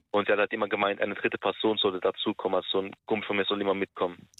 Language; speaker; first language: German; early bilingual, other home language; Turkish